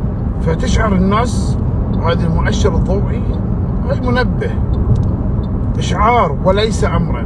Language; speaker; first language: Arabic; native; Arabic